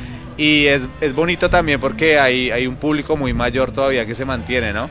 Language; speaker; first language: Spanish; native; Spanish